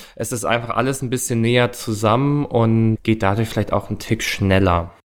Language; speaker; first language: German; native; German